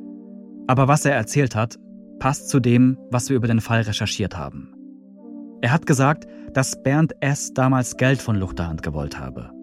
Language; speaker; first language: German; native; German